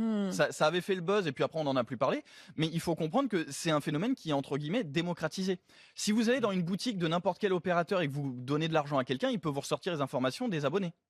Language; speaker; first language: French; native; French